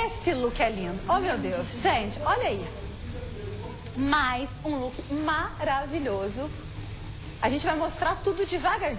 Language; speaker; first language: Portuguese; native; Portuguese